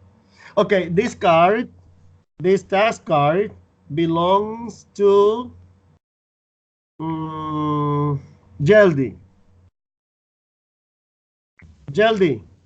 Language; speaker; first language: English; non-native, fluent; Spanish